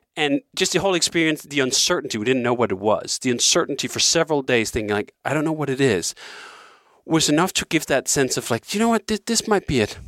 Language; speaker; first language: English; non-native, fluent; Danish